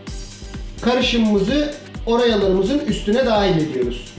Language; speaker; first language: Turkish; native; Turkish